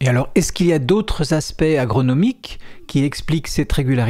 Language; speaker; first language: French; native; French